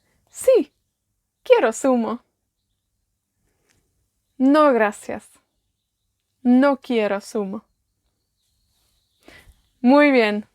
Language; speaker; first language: Spanish; non-native, fluent; Welsh